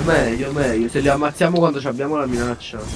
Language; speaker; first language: Italian; native; Italian